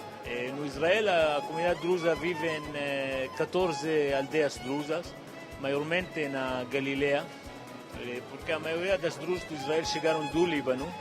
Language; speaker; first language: Portuguese; non-native, fluent; Arabic